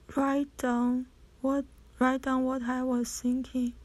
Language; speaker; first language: English; non-native, learner; Chinese